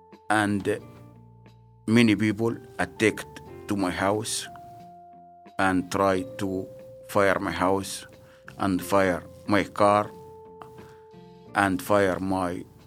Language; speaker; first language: English; non-native, learner; Arabic